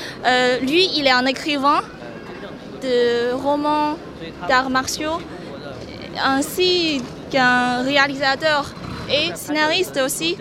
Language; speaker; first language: French; non-native, fluent; Chinese